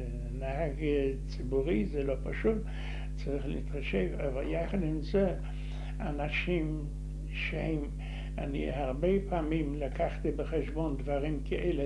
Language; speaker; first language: Hebrew; non-native, fluent; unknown